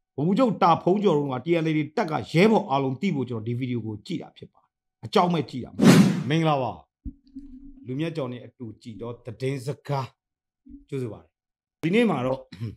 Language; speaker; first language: Burmese; non-native, local second language; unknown